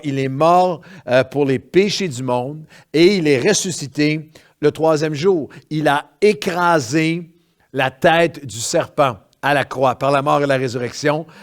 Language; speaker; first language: French; native; French